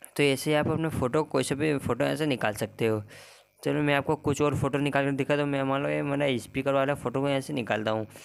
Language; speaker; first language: Hindi; native; Hindi